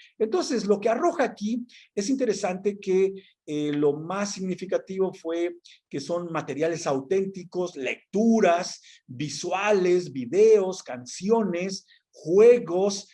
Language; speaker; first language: Spanish; native; Spanish